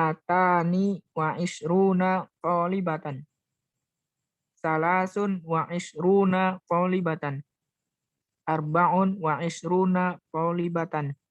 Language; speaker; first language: Arabic; non-native, learner; Indonesian